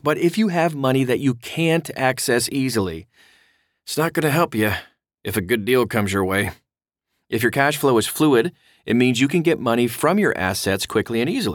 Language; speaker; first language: English; native; English